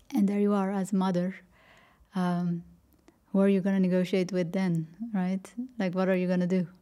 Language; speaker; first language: English; non-native, fluent; Dutch